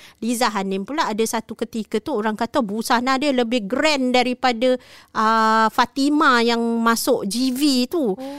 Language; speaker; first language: Malay; native; Malay